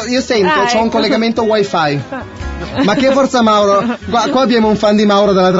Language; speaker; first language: Italian; native; Italian